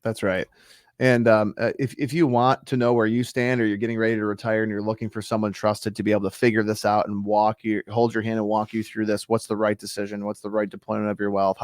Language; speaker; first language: English; native; English